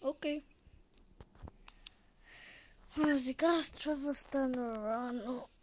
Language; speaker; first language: Bulgarian; non-native, learner; English